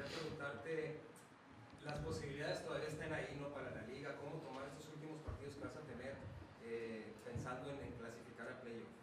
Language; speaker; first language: Spanish; native; Spanish